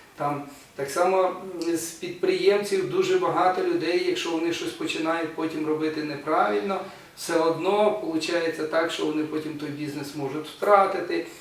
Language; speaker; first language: Ukrainian; non-native, local second language; Russian